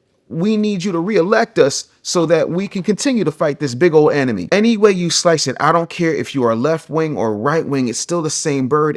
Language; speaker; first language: English; native; English